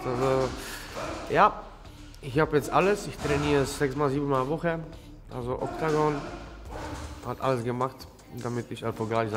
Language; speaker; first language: German; non-native, learner; Czech